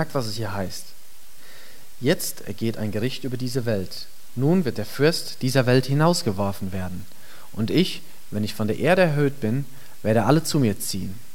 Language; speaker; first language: German; native; German